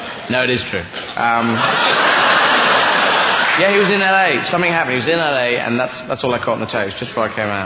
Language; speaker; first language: English; native; English